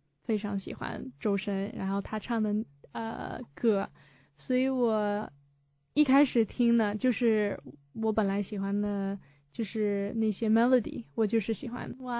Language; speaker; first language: Chinese; early bilingual, heritage; Chinese